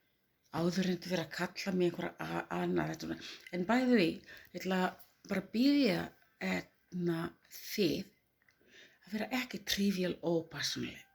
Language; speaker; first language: Icelandic; non-native, learner; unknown